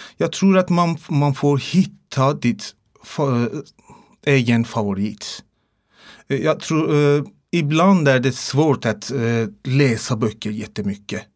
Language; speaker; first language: Swedish; non-native, learner; Persian